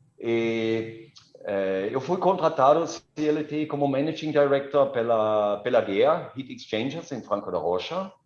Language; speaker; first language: Portuguese; non-native, fluent; German